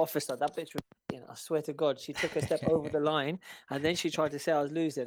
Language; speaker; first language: English; native; English